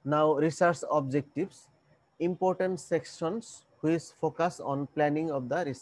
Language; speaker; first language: English; non-native, local second language; Bangla